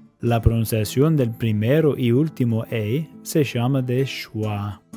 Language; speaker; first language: Spanish; non-native, fluent; English